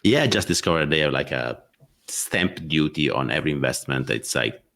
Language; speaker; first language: English; non-native, fluent; Italian